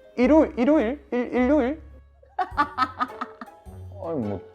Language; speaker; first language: Korean; native; Korean